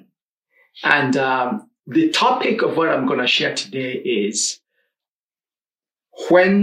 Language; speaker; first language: English; non-native, local second language; Swahili